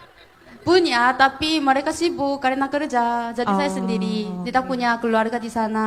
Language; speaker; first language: Indonesian; non-native, fluent; Korean